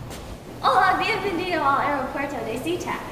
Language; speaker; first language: Spanish; non-native, learner; English